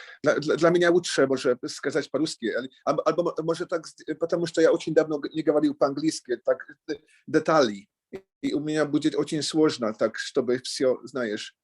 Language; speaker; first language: Russian; non-native, learner; Polish